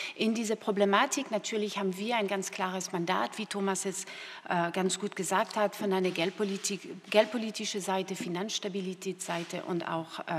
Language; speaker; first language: German; non-native, fluent; French